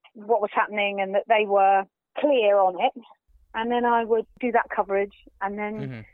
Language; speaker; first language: English; native; English